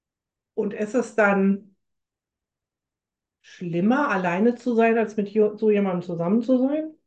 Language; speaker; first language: German; native; German